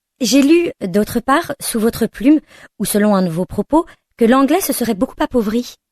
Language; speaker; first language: French; native; French